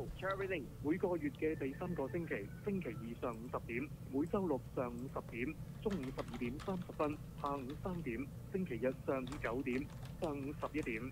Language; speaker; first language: Cantonese; native; Cantonese